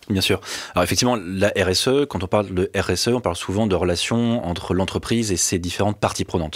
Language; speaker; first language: French; native; French